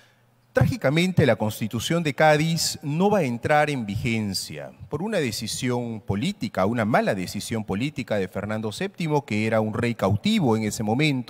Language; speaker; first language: Spanish; native; Spanish